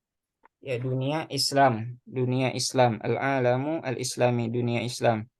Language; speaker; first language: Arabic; non-native, fluent; Indonesian